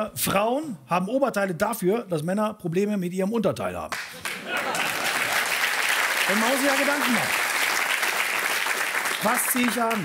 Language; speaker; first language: German; native; German